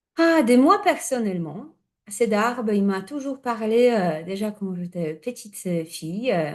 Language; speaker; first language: French; non-native, fluent; Polish